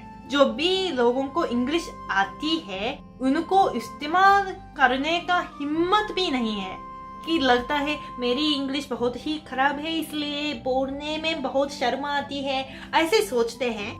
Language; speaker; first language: Hindi; non-native, fluent; Japanese